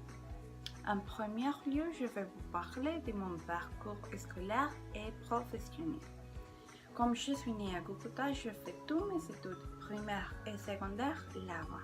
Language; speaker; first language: French; non-native, learner; Spanish